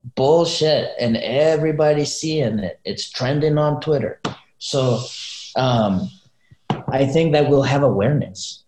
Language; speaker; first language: English; early bilingual, other home language; Spanish